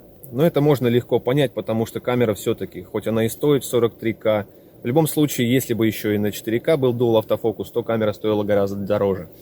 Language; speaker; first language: Russian; native; Russian